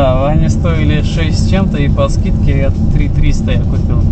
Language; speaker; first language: Russian; non-native, local second language; Kyrgyz